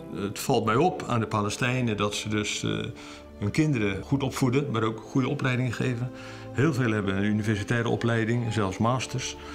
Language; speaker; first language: Dutch; native; Dutch